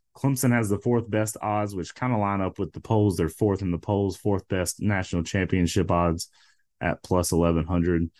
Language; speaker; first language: English; native; English